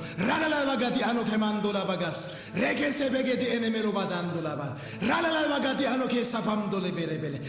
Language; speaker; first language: Amharic; native; Amharic